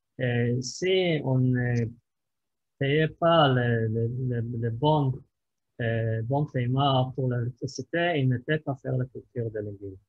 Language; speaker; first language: French; non-native, fluent; Hebrew